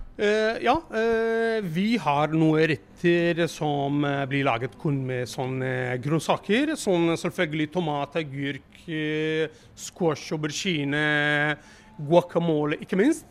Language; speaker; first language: Norwegian; non-native, learner; Italian